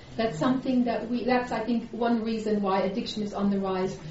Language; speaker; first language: English; non-native, fluent; German